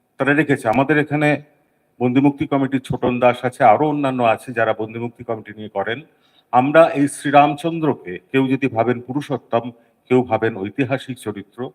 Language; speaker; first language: Bangla; native; Bangla